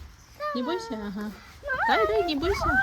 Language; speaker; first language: Russian; non-native, local second language; Kazakh